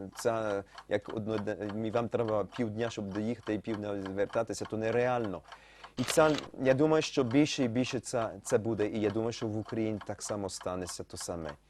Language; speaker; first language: Ukrainian; early bilingual, heritage; Ukrainian